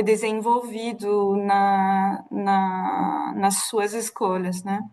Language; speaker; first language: Portuguese; non-native, fluent; French